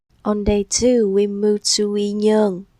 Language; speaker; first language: English; non-native, learner; Vietnamese